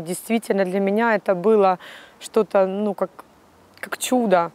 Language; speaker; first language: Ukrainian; non-native, local second language; Russian